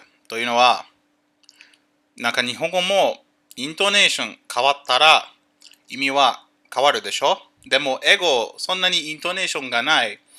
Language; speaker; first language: Japanese; non-native, learner; English